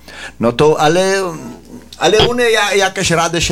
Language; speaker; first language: Polish; early bilingual, heritage; Polish